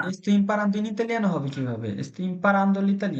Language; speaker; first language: Italian; non-native, fluent; Bangla